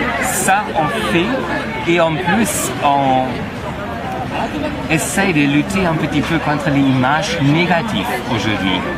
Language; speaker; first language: French; non-native, fluent; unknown